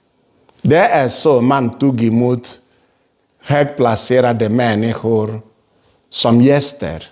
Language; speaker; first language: Swedish; non-native, fluent; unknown